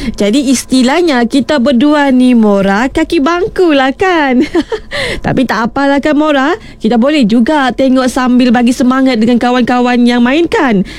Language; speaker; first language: Malay; native; Malay